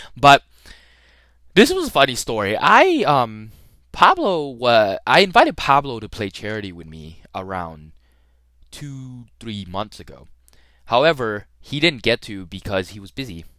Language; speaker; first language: English; early bilingual, other home language; Thai